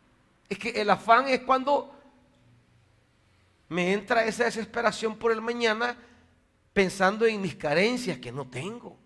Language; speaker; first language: Spanish; native; Spanish